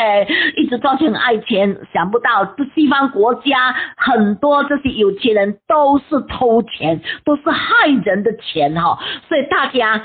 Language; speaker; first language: Chinese; native; Chinese